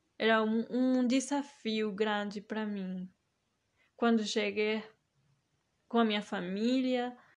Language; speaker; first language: Portuguese; early bilingual, heritage; Portuguese